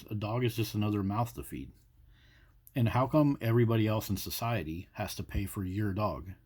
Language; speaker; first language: English; native; English